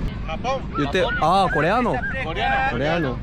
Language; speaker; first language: Spanish; non-native, learner; Korean